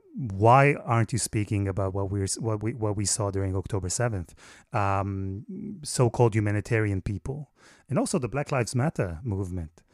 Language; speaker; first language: English; non-native, fluent; Hebrew